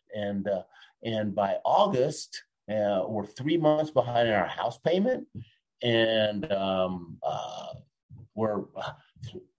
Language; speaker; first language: English; early bilingual, other home language; Spanish